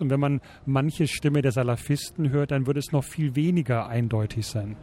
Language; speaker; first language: German; native; German